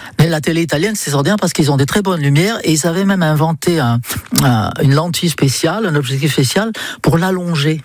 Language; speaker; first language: French; non-native, fluent; English